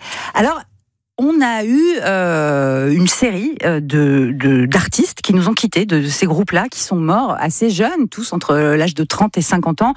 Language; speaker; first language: French; native; French